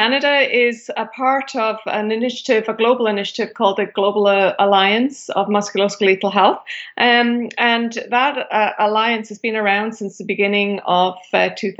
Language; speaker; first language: English; native; English